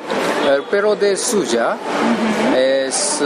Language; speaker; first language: Spanish; non-native, learner; Japanese